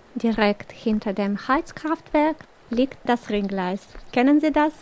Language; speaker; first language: German; non-native, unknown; Russian